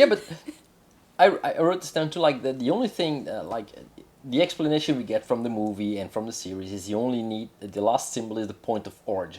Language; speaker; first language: English; non-native, fluent; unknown